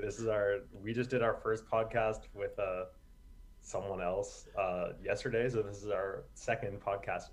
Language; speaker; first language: English; native; English